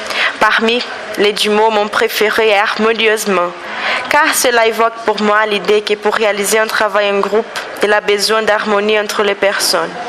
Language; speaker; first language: French; non-native, fluent; Portuguese